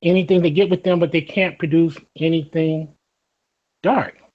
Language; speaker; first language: English; native; English